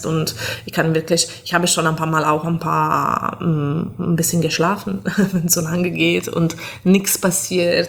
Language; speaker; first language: German; non-native, fluent; Italian